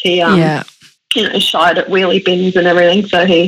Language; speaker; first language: English; early bilingual, other home language; German